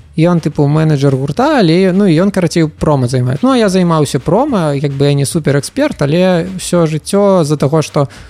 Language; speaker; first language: Belarusian; non-native, local second language; Russian